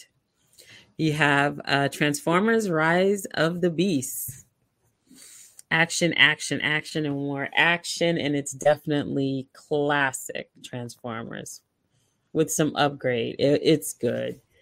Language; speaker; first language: English; native; English